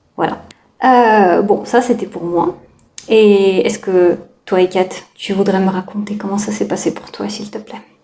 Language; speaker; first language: French; non-native, fluent; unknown